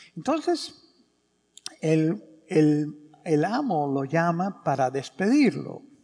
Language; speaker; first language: Spanish; early bilingual, heritage; English